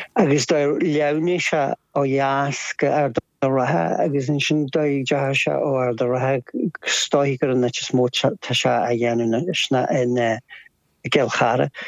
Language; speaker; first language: Irish; native; Irish